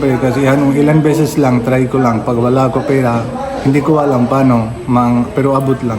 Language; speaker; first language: Filipino; non-native, learner; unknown